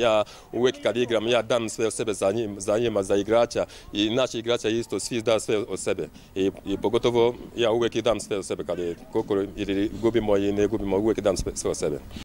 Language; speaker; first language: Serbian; non-native, learner; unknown